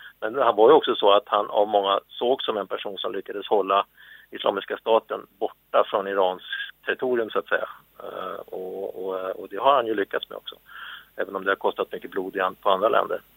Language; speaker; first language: Swedish; native; Swedish